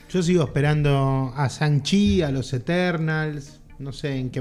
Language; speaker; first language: Spanish; native; Spanish